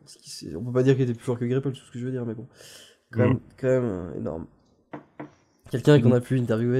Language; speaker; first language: French; native; French